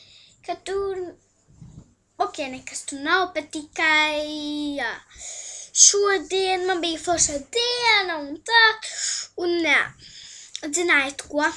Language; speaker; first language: Latvian; early bilingual, heritage; Latvian